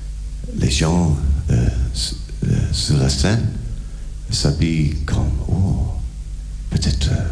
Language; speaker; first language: French; non-native, learner; English